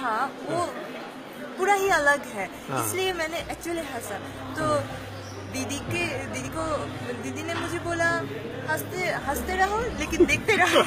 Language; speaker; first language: Hindi; non-native, learner; Bangla